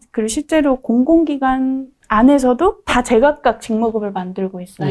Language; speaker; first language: Korean; native; Korean